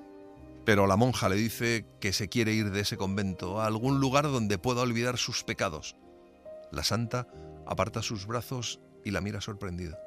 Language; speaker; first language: Spanish; native; Spanish